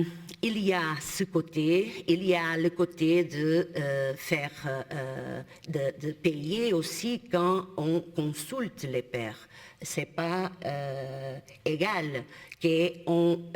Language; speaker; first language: French; non-native, fluent; Portuguese